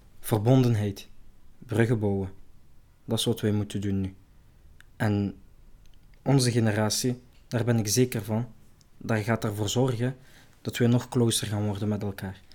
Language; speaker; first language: Dutch; early bilingual, other home language; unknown